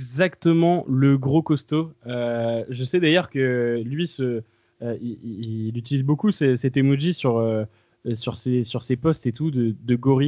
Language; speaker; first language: French; native; French